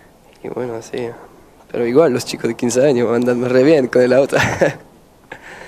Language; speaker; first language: Spanish; non-native, fluent; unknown